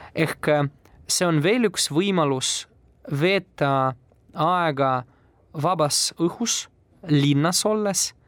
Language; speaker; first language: Estonian; non-native, local second language; Russian